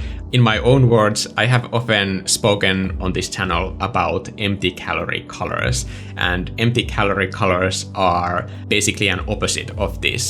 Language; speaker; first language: English; non-native, fluent; Finnish